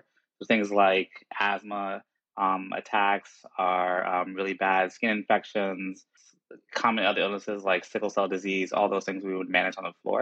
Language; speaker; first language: English; native; English